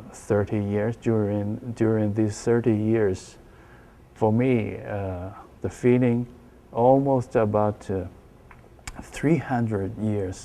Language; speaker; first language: English; non-native, learner; Chinese